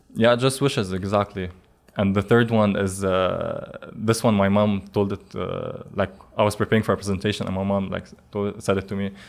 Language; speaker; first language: English; non-native, fluent; Arabic